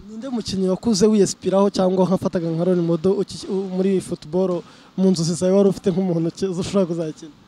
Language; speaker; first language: Kinyarwanda; native; Kinyarwanda